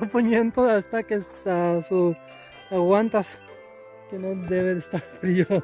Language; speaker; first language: Spanish; non-native, learner; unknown